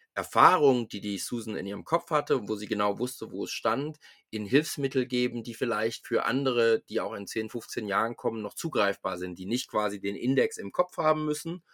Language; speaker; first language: German; native; German